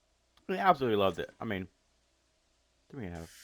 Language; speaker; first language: English; native; English